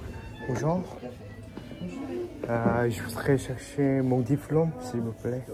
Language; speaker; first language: French; non-native, fluent; Korean